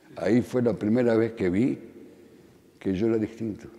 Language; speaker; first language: Spanish; early bilingual, other home language; Polish